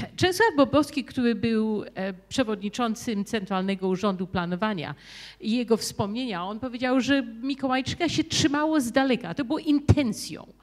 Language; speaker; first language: Polish; early bilingual, heritage; Polish